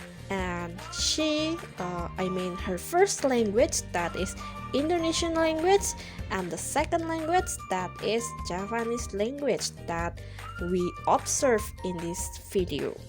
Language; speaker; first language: English; non-native, learner; Indonesian